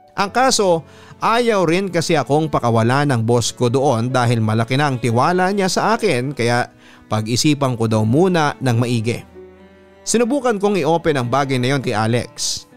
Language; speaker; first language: Filipino; native; Filipino